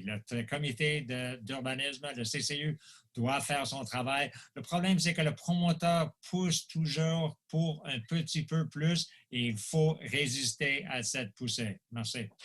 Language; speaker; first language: French; non-native, local second language; English